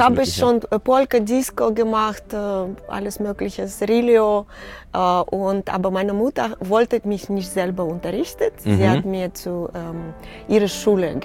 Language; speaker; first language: German; non-native, learner; Russian